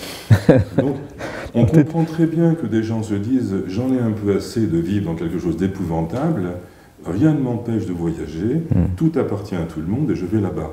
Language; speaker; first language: French; native; French